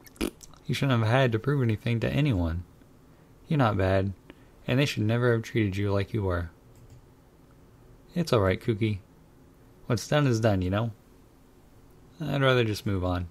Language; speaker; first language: English; native; English